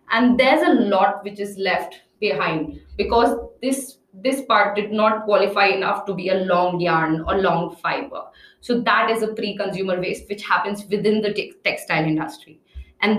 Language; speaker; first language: English; non-native, local second language; Hindi